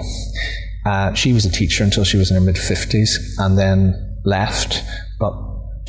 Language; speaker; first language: English; native; English